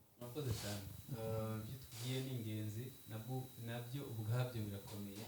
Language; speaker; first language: Kinyarwanda; early bilingual, heritage; Kinyarwanda